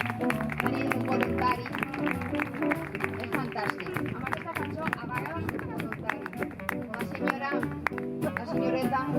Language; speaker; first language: Catalan; non-native, local second language; Spanish